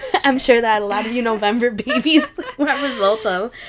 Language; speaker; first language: English; early bilingual, other home language; Spanish